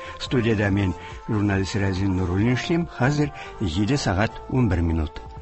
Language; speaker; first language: Tatar; native; Tatar